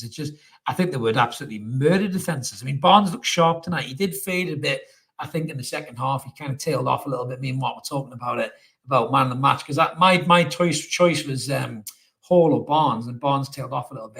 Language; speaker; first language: English; native; English